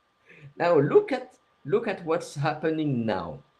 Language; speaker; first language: English; non-native, fluent; French